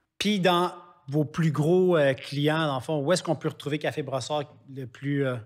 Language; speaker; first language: French; native; French